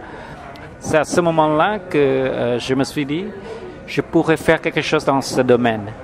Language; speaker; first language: French; non-native, fluent; Khmer